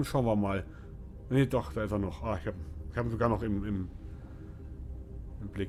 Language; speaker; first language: German; native; German